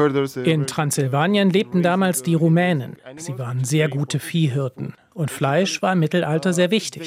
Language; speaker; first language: German; non-native, fluent; Romanian